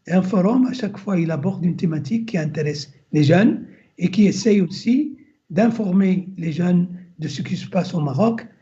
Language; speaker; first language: French; non-native, local second language; Arabic